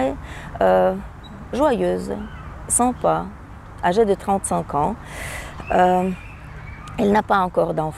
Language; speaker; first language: French; non-native, fluent; Russian